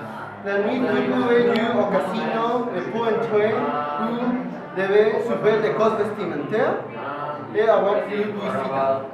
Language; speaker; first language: French; non-native, learner; Spanish